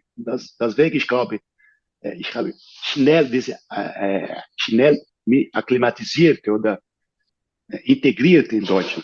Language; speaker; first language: German; non-native, learner; Portuguese